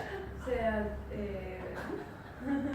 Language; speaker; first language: French; non-native, learner; Spanish